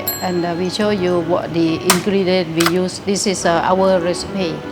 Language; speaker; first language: English; non-native, learner; Thai